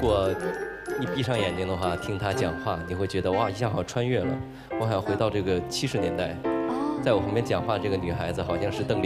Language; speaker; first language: Chinese; native; Chinese